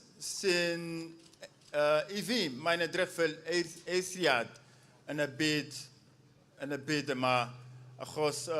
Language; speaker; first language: Welsh; non-native, fluent; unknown